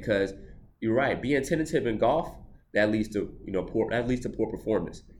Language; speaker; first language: English; native; English